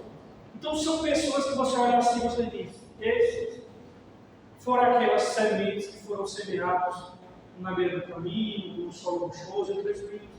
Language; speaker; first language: Portuguese; native; Portuguese